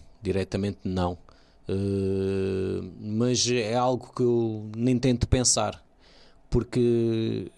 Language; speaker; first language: Portuguese; early bilingual, other home language; Kabuverdianu